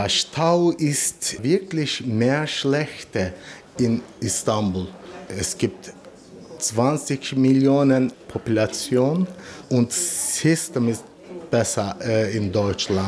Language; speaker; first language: German; non-native, learner; Turkish